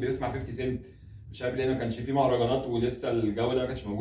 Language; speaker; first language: Arabic; native; Arabic